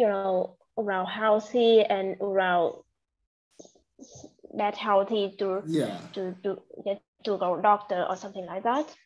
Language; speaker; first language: English; non-native, learner; Vietnamese